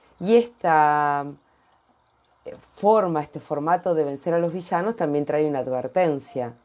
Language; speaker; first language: Spanish; native; Spanish